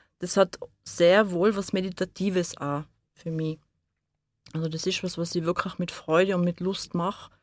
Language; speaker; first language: German; native; German